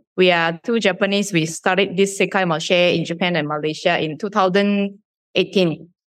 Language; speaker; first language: English; non-native, fluent; Japanese